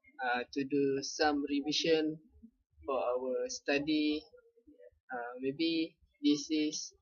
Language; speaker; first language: English; non-native, local second language; Malay